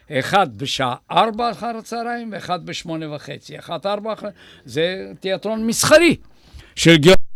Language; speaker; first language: Hebrew; non-native, fluent; Bulgarian